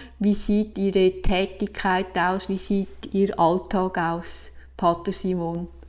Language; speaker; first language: German; native; German